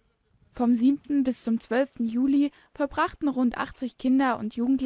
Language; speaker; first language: German; native; German